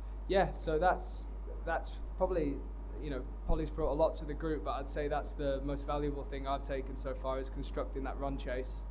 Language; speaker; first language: English; native; English